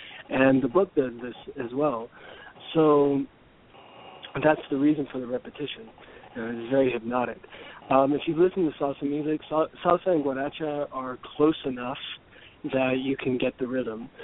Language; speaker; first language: English; native; English